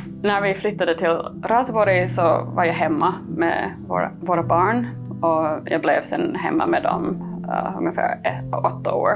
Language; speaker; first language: Swedish; non-native, fluent; English